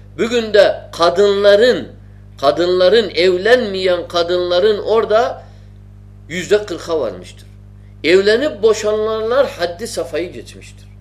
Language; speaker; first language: Turkish; non-native, fluent; Arabic